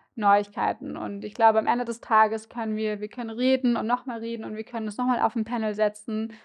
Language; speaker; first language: German; native; German